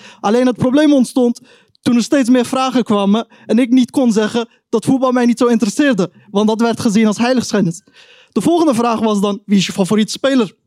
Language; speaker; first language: Dutch; early bilingual, other home language; Turkish